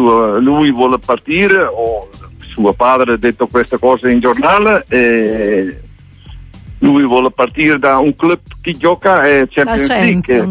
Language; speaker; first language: Italian; non-native, learner; Dutch